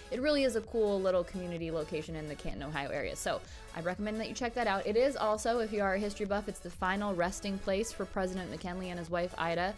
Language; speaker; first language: English; native; English